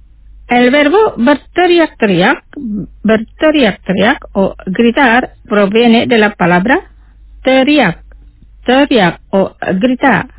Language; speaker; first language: Spanish; non-native, fluent; Indonesian